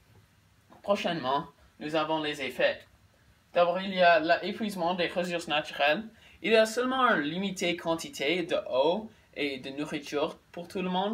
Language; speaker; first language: French; non-native, learner; English